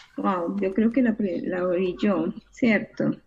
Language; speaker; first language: Spanish; native; Spanish